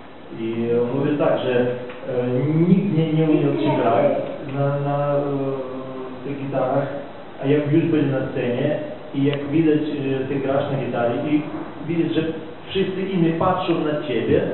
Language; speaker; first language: Polish; non-native, learner; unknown